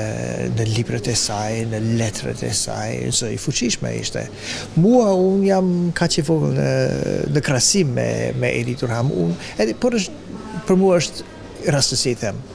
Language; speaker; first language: Albanian; non-native, fluent; English